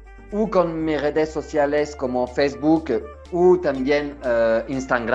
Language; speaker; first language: Spanish; non-native, learner; French